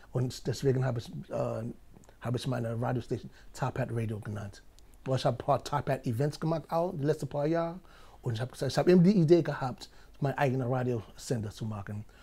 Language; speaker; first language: German; non-native, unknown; English